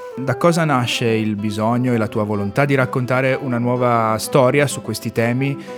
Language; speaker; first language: Italian; non-native, local second language; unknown